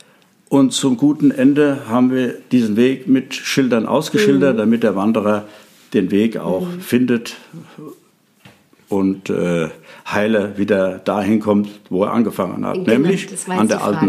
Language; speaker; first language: German; native; German